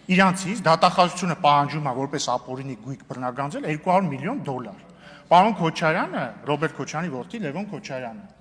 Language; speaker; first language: Armenian; native; Armenian